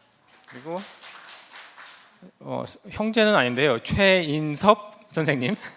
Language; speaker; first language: Korean; native; Korean